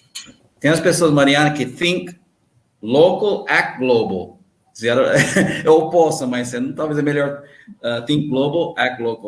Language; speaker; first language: Portuguese; non-native, learner; English